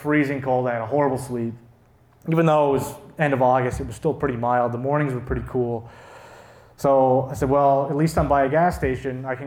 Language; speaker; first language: English; native; English